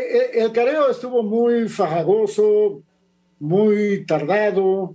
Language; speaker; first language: Spanish; native; Spanish